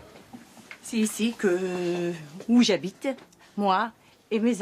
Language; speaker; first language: French; non-native, learner; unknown